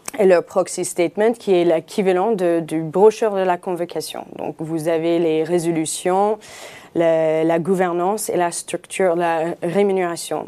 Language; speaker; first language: French; non-native, fluent; English